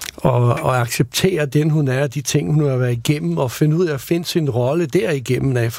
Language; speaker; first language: Danish; non-native, fluent; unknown